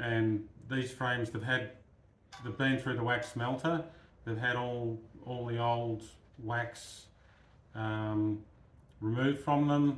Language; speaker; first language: English; native; English